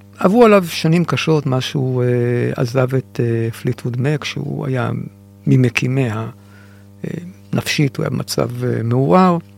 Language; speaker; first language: Hebrew; native; Hebrew